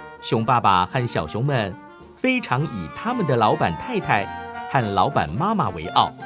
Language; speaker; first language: Chinese; native; Chinese